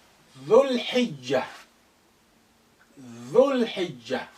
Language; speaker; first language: Arabic; non-native, fluent; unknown